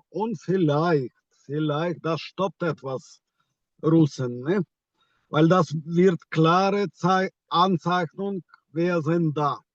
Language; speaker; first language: German; non-native, fluent; Ukrainian